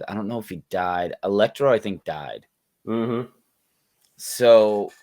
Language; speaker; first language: English; native; English